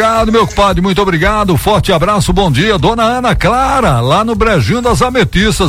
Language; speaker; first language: Portuguese; native; Portuguese